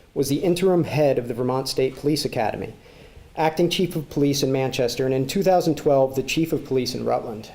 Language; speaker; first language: English; native; English